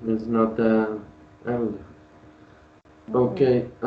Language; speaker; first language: English; non-native, learner; Spanish